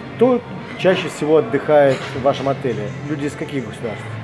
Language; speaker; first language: Russian; native; Russian